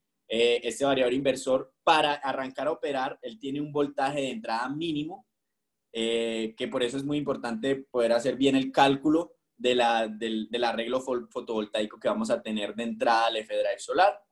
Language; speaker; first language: Spanish; native; Spanish